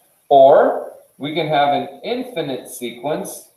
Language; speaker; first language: English; native; English